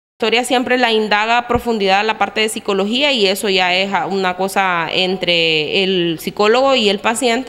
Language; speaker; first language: Spanish; native; Spanish